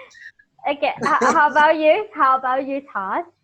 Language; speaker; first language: English; non-native, learner; Thai